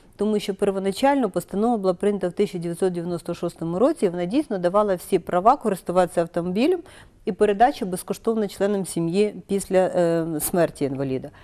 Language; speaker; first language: Ukrainian; native; Ukrainian